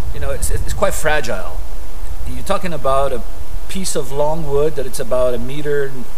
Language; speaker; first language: English; non-native, fluent; Portuguese